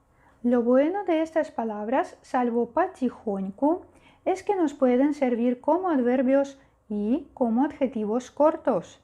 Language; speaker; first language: Spanish; non-native, fluent; Russian